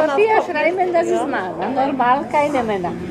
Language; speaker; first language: German; non-native, learner; Polish